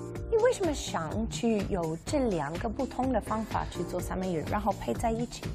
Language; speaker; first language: Chinese; non-native, fluent; English